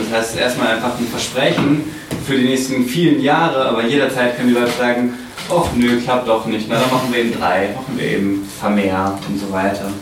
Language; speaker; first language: German; native; German